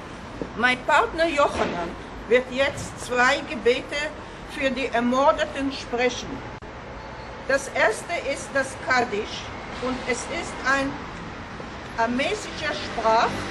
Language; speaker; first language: German; non-native, fluent; Hebrew